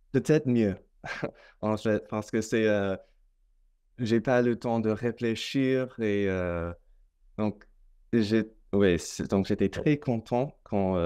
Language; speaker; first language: French; non-native, fluent; English